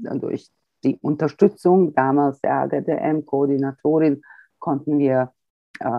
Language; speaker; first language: German; early bilingual, heritage; Croatian